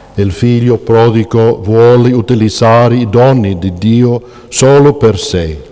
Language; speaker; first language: Italian; non-native, fluent; English